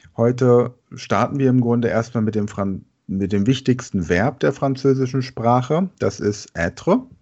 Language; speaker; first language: German; native; German